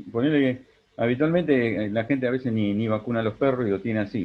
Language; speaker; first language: Spanish; native; Spanish